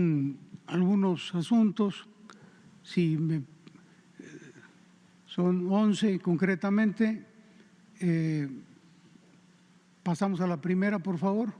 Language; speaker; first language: Spanish; native; Spanish